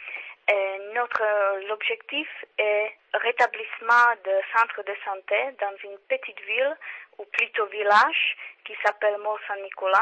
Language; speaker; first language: French; non-native, learner; Czech